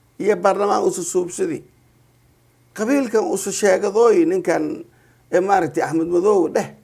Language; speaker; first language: Somali; non-native, local second language; Maay